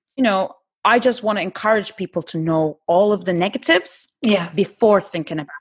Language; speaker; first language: English; non-native, fluent; Turkish